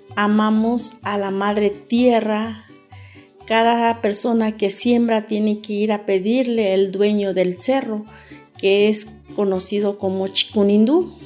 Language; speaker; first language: Spanish; non-native, local second language; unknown